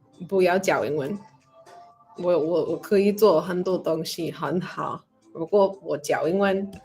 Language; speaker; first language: Chinese; non-native, learner; English